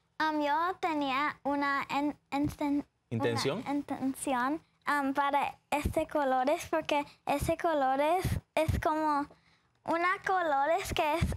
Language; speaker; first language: Spanish; early bilingual, heritage; English